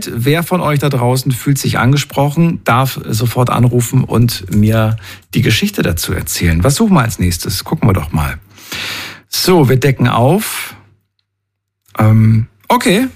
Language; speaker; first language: German; native; German